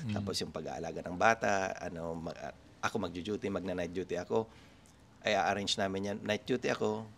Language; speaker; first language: Filipino; non-native, local second language; Masbatenyo